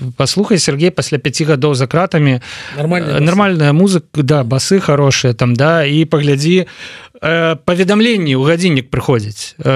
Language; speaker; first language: Belarusian; non-native, local second language; Russian